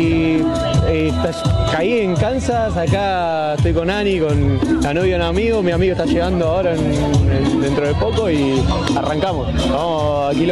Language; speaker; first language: Spanish; native; Spanish